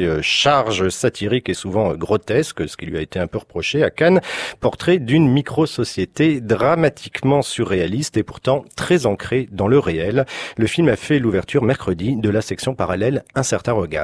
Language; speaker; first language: French; native; French